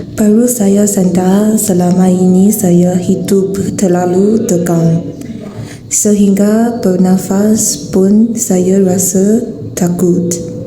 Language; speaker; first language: Malay; non-native, learner; Chinese